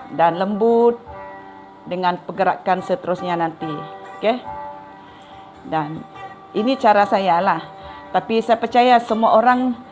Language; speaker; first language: Malay; non-native, local second language; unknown